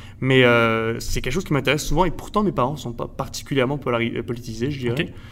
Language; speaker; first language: French; early bilingual, other home language; Spanish